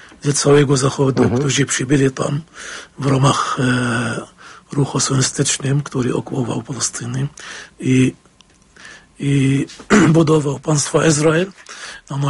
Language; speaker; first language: Polish; non-native, fluent; Arabic